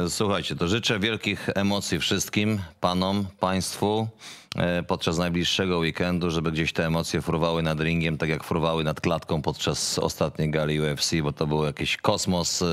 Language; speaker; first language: Polish; native; Polish